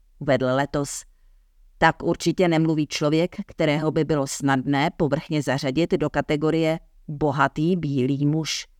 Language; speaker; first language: Czech; native; Czech